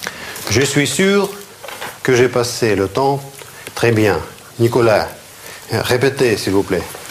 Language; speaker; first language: French; non-native, fluent; Russian